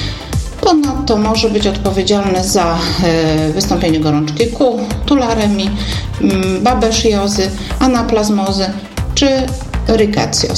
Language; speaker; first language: Polish; native; Polish